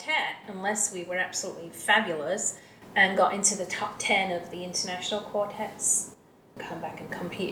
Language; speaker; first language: English; native; English